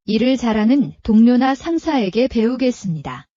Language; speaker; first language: Korean; non-native, learner; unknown